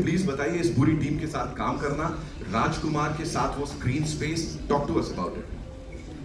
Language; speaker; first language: Hindi; native; Hindi